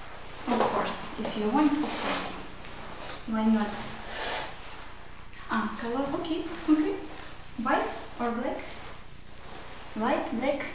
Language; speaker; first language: English; non-native, learner; Russian